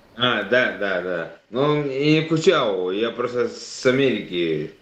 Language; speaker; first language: Russian; native; Russian